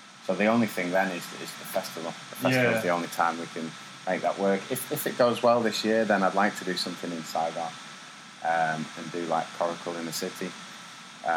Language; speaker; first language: English; native; English